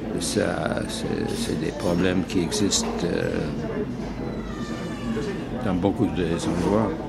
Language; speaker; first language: French; non-native, fluent; English